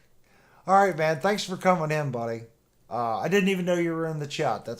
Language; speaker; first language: English; native; English